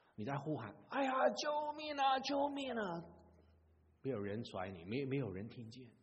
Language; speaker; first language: Chinese; non-native, local second language; Cantonese